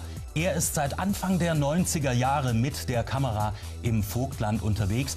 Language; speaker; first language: German; native; German